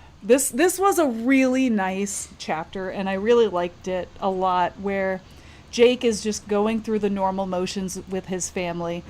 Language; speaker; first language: English; native; English